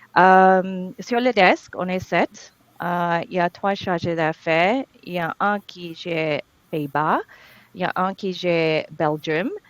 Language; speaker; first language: French; non-native, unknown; English